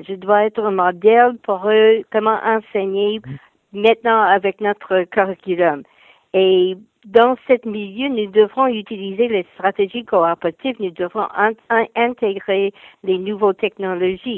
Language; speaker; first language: French; non-native, fluent; English